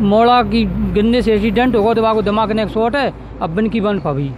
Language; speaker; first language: Hindi; native; Hindi